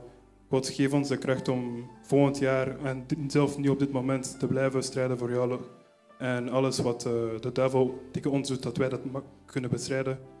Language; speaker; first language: Dutch; non-native, local second language; French